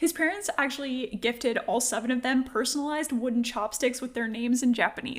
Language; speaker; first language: English; native; English